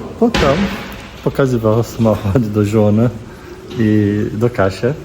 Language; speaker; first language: Polish; non-native, learner; Portuguese